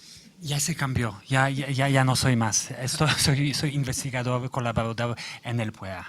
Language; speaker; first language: Spanish; non-native, fluent; Polish